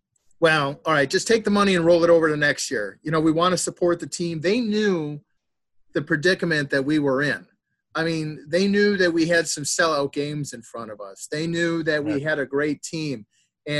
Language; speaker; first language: English; native; English